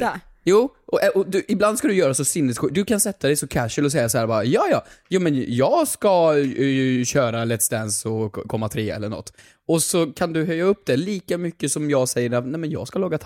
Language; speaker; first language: Swedish; native; Swedish